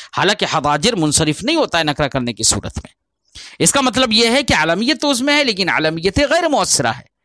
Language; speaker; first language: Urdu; native; Urdu